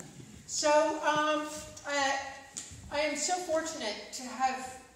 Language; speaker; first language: English; native; English